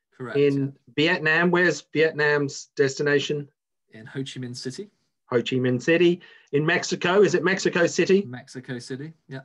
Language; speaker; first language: English; native; English